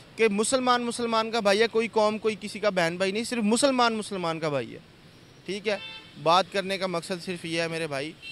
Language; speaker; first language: Urdu; non-native, local second language; Punjabi